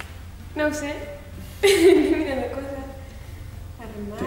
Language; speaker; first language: Portuguese; non-native, learner; Spanish